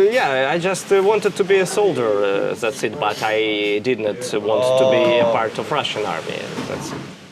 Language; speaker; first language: English; non-native, fluent; Russian